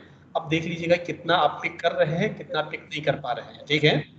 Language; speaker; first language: Urdu; native; Urdu